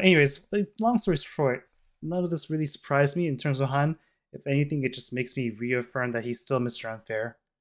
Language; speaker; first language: English; native; English